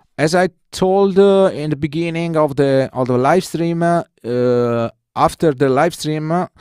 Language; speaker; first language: English; non-native, learner; Italian